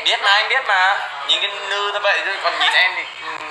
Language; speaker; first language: Vietnamese; native; Vietnamese